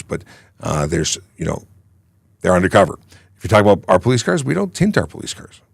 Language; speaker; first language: English; native; English